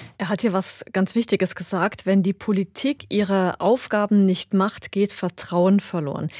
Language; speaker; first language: German; native; German